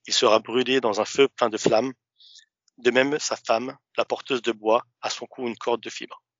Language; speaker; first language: French; early bilingual, other home language; Arabic